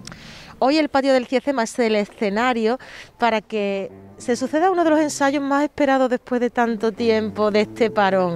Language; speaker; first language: Spanish; native; Spanish